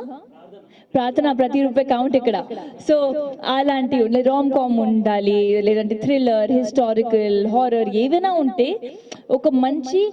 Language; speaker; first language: Telugu; non-native, fluent; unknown